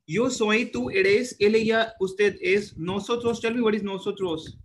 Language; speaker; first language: Spanish; non-native, learner; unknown